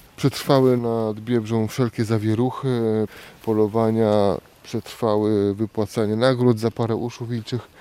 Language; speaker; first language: Polish; native; Polish